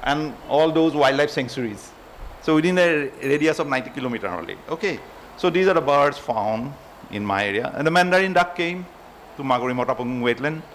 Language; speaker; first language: English; non-native, local second language; Assamese